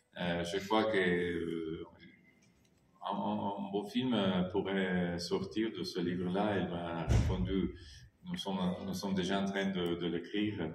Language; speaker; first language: French; non-native, fluent; Italian